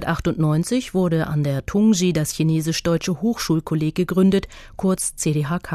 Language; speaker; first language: German; native; German